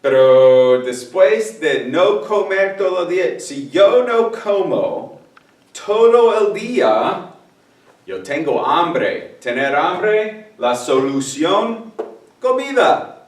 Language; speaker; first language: Spanish; non-native, fluent; English